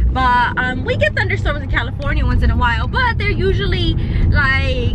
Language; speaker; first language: English; native; English